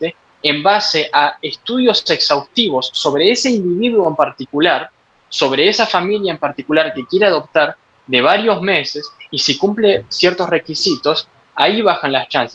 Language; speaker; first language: Spanish; native; Spanish